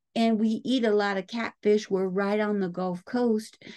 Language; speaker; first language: English; native; English